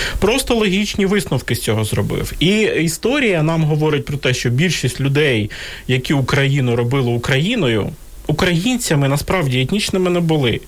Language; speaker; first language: Ukrainian; non-native, local second language; Russian